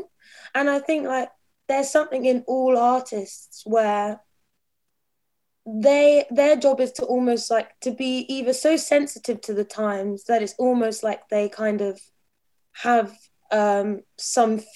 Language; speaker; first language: English; native; English